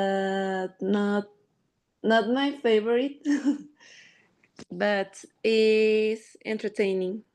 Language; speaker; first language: English; non-native, learner; Spanish